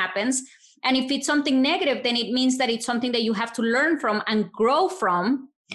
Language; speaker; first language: English; non-native, fluent; Spanish